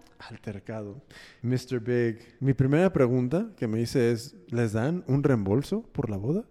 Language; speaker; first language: Spanish; early bilingual, heritage; Spanish